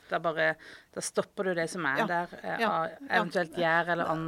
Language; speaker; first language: Norwegian; native; Norwegian